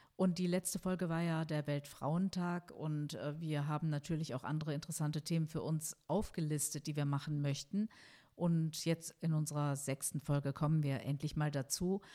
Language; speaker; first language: German; early bilingual, other home language; Turkish